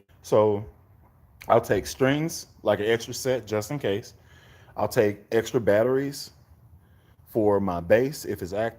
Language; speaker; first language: English; native; English